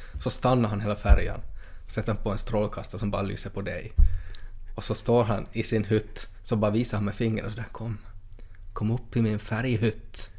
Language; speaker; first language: Swedish; native; Swedish